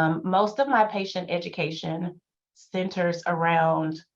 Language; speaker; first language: English; native; English